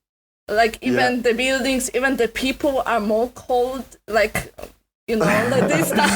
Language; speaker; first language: English; non-native, learner; Polish